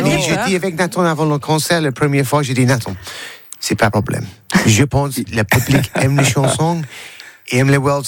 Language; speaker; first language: French; non-native, learner; English